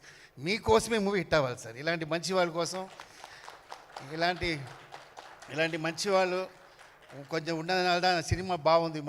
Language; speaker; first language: Telugu; non-native, learner; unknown